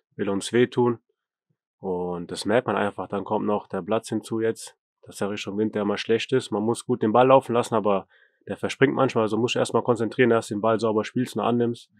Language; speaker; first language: German; native; German